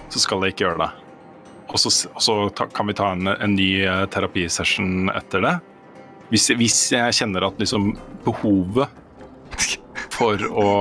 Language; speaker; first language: Norwegian; native; Norwegian